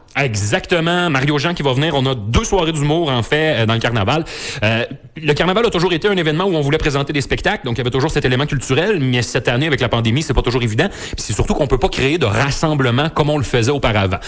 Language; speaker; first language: French; native; French